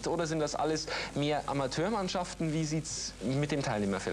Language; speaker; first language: German; native; German